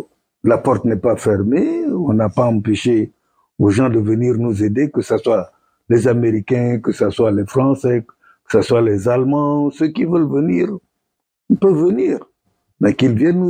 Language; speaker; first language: French; non-native, local second language; Sango